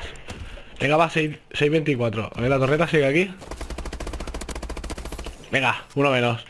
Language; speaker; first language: Spanish; native; Spanish